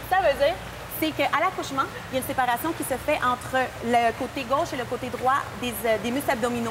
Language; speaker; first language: French; native; French